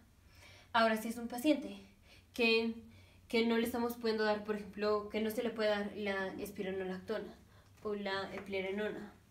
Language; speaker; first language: Spanish; native; Spanish